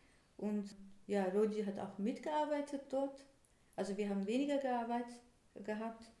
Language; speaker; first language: German; non-native, fluent; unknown